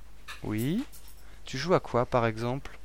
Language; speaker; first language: French; native; French